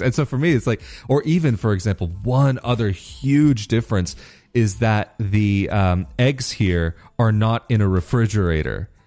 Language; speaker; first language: English; native; English